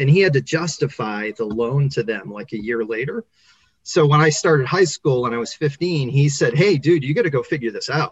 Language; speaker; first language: English; native; English